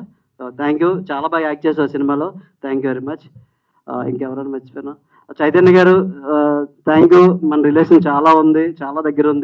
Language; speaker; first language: Telugu; native; Telugu